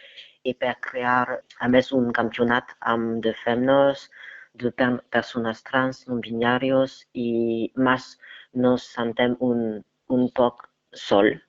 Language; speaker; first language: Catalan; non-native, learner; French